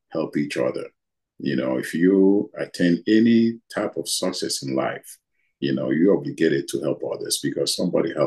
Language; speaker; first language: English; non-native, local second language; Igbo